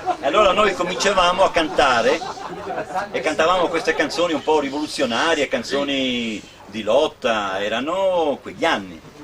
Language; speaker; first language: Italian; non-native, local second language; Sicilian